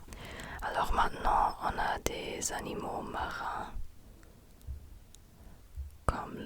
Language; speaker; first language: French; non-native, fluent; German